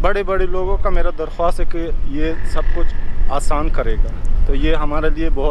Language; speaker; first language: Hindi; non-native, learner; Pashto